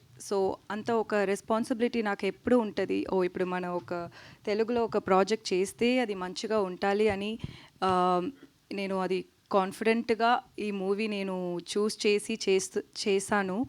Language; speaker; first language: Telugu; non-native, learner; Tamil